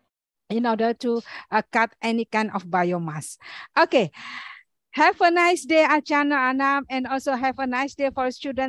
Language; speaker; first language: English; non-native, learner; Indonesian